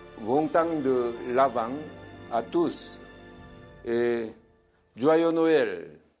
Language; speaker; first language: French; non-native, fluent; Korean